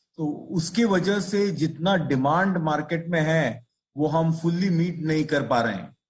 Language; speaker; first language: Hindi; non-native, local second language; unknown